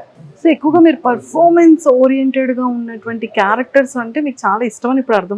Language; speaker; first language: Telugu; native; Telugu